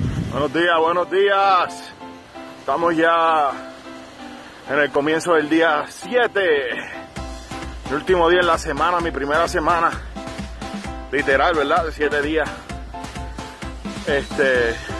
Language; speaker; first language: Spanish; native; Spanish